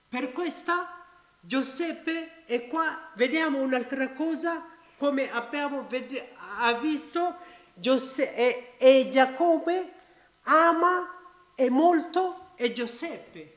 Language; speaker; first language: Italian; non-native, learner; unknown